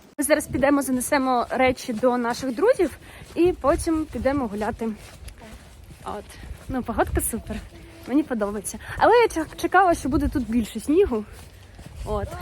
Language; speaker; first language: Ukrainian; non-native, local second language; Russian